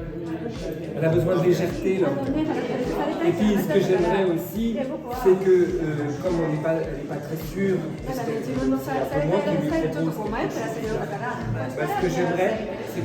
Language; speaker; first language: French; native; French